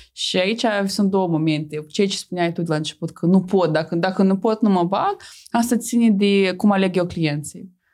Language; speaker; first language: Romanian; non-native, local second language; Russian